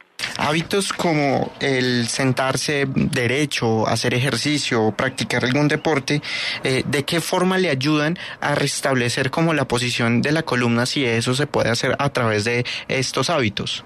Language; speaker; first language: Spanish; native; Spanish